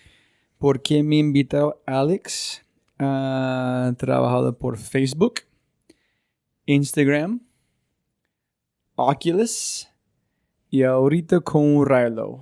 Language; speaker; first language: Spanish; non-native, fluent; English